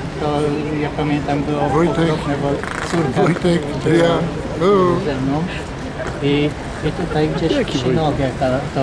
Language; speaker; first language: Polish; non-native, learner; Hungarian